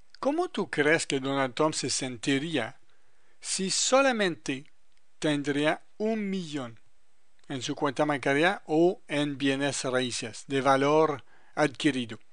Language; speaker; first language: Spanish; non-native, fluent; French